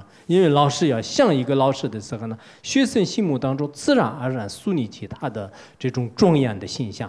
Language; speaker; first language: Chinese; non-native, local second language; Tibetan